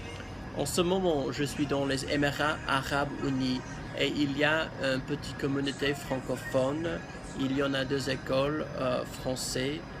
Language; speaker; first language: French; non-native, learner; English